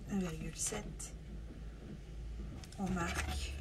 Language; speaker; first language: French; native; French